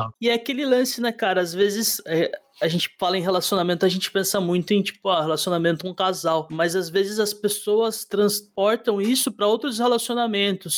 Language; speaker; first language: Portuguese; native; Portuguese